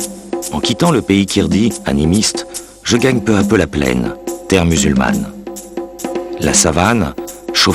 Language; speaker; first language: French; native; French